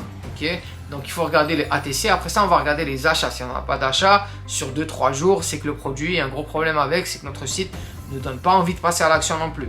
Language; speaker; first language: French; native; French